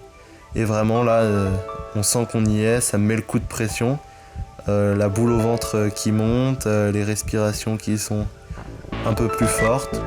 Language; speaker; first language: French; native; French